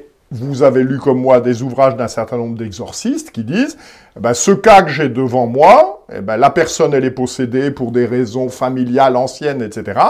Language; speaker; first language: French; native; French